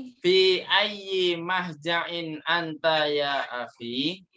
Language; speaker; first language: Arabic; non-native, fluent; Indonesian